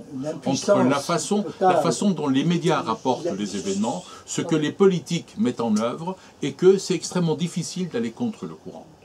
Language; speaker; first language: French; native; French